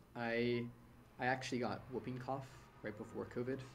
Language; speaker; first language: English; native; English